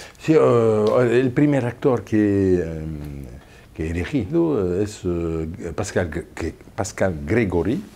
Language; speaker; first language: Spanish; non-native, fluent; French